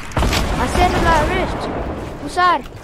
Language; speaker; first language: Spanish; non-native, learner; English